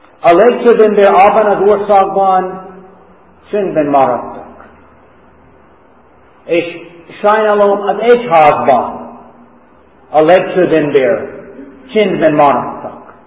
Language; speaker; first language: Hungarian; non-native, learner; English